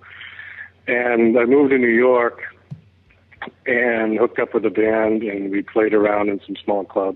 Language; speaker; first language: English; native; English